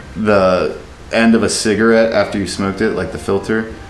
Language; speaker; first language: English; native; English